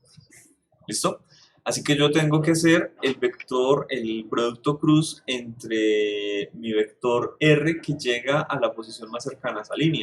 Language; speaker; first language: Spanish; native; Spanish